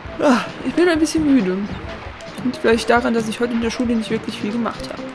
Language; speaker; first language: German; native; German